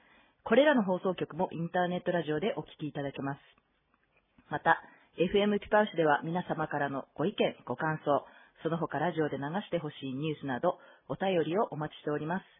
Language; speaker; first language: Japanese; native; Japanese